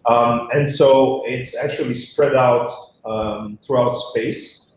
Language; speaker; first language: English; non-native, fluent; Bulgarian